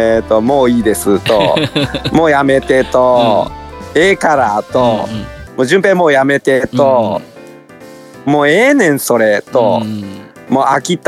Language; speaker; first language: Japanese; native; Japanese